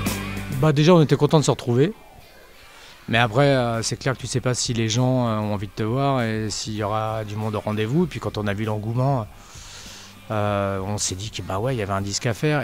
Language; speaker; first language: French; native; French